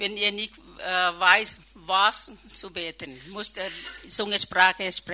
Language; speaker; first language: German; non-native, learner; Thai